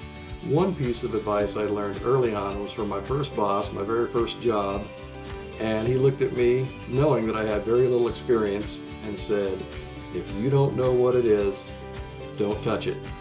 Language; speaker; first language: English; native; English